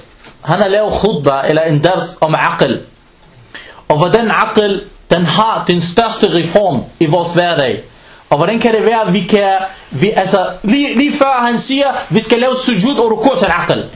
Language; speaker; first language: Danish; non-native, local second language; Arabic